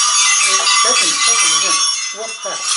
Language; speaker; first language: Russian; non-native, local second language; Yakut